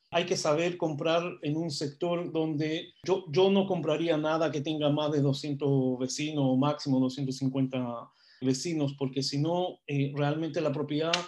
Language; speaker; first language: Spanish; non-native, fluent; Hebrew